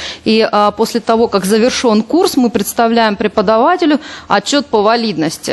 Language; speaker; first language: Russian; native; Russian